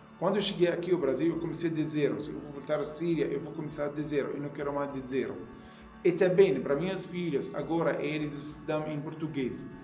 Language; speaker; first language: Portuguese; non-native, learner; Arabic